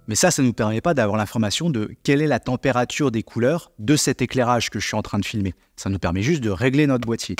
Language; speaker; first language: French; native; French